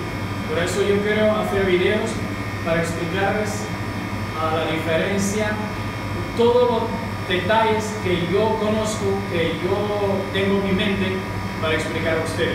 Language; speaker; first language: Spanish; non-native, learner; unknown